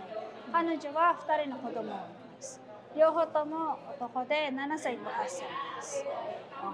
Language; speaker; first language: Japanese; non-native, fluent; Filipino